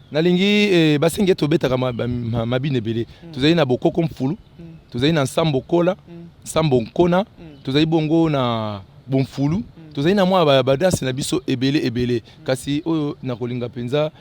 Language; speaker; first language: Lingala; non-native, local second language; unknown